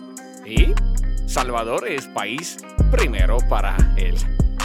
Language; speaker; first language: Spanish; non-native, learner; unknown